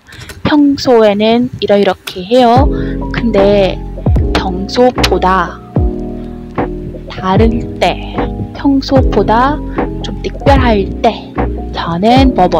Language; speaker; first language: Korean; non-native, learner; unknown